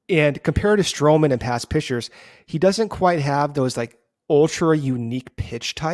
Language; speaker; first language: English; native; English